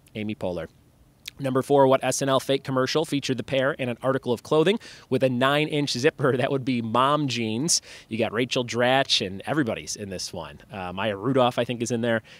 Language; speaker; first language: English; native; English